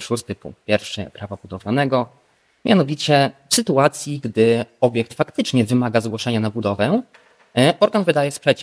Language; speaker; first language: Polish; native; Polish